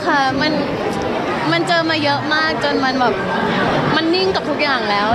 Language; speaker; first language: Thai; native; Thai